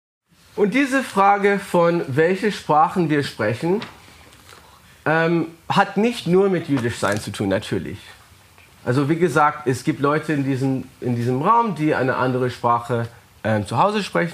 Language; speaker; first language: German; non-native, fluent; English